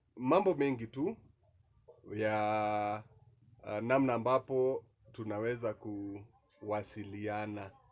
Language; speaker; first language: Swahili; non-native, local second language; Masai